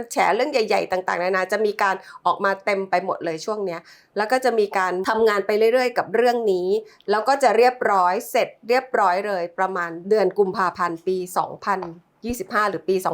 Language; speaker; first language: Thai; native; Thai